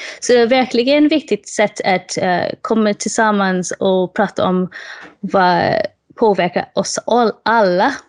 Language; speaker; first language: Swedish; non-native, fluent; English